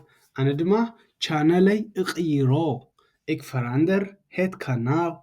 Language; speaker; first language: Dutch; non-native, learner; Tigrinya